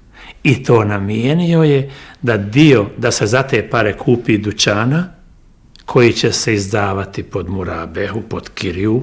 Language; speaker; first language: Bosnian; native; Bosnian